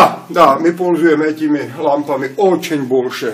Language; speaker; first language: Russian; non-native, fluent; Czech